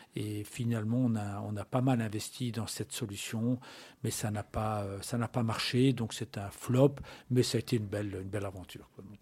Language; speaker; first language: French; native; French